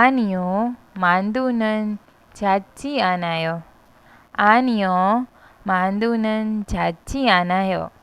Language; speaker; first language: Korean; non-native, fluent; Hindi